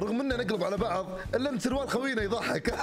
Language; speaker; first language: Arabic; native; Arabic